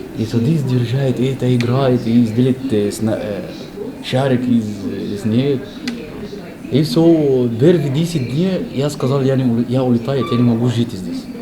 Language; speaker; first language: Russian; non-native, learner; Arabic